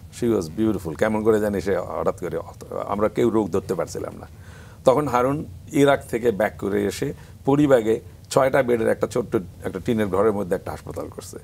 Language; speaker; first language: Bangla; native; Bangla